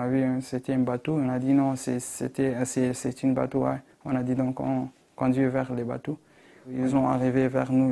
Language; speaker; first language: French; non-native, local second language; Arabic